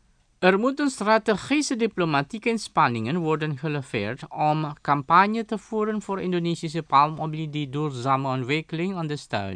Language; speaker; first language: Dutch; non-native, fluent; Indonesian